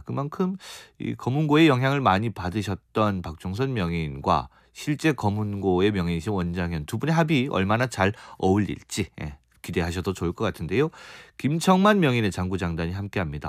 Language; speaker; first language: Korean; native; Korean